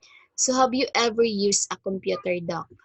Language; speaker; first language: English; non-native, fluent; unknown